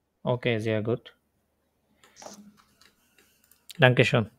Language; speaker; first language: German; non-native, fluent; Bangla